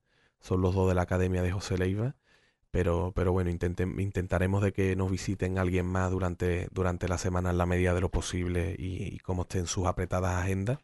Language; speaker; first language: Spanish; native; Spanish